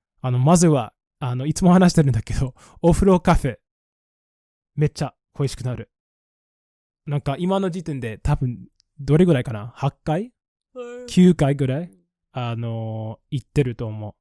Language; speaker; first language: Japanese; non-native, fluent; English